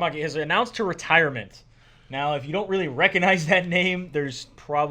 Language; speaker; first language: English; native; English